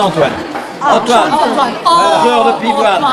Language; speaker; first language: French; native; French